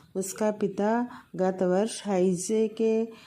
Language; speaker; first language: Hindi; non-native, local second language; Telugu